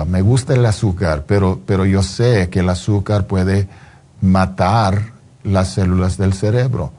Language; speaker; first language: Spanish; non-native, fluent; English